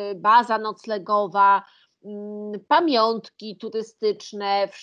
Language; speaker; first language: Polish; native; Polish